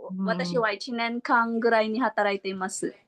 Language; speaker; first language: Japanese; non-native, learner; Filipino